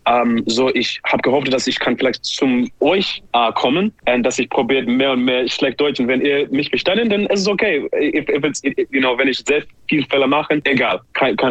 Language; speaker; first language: German; non-native, learner; English